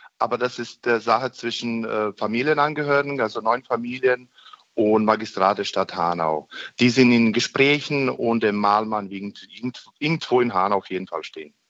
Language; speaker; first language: German; non-native, fluent; Bosnian